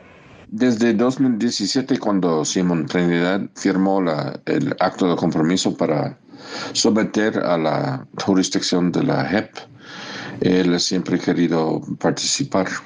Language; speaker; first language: Spanish; non-native, fluent; English